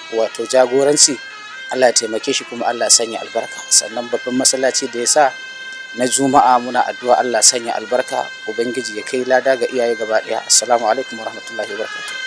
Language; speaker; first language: Hausa; native; Hausa